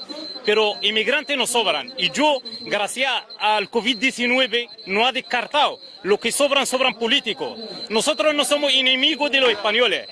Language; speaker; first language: Spanish; non-native, fluent; Arabic